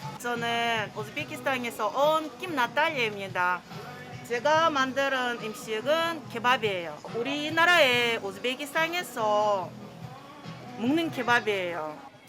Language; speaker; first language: Korean; non-native, learner; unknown